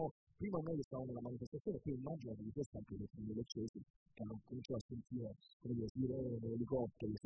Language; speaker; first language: Italian; native; Italian